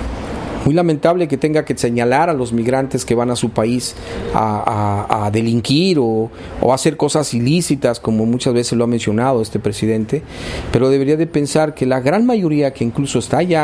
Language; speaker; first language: Spanish; native; Spanish